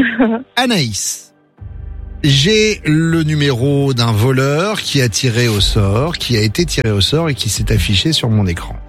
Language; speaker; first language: French; native; French